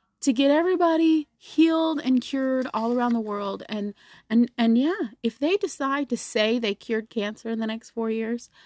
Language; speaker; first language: English; native; English